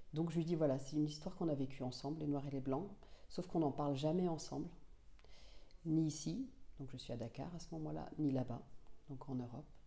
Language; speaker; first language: French; non-native, local second language; Finnish